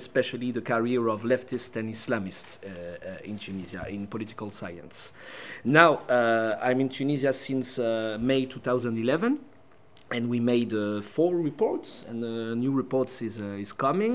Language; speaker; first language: English; non-native, fluent; French